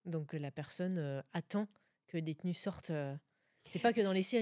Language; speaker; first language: French; native; French